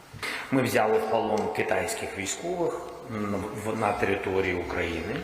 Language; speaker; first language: Ukrainian; non-native, local second language; Russian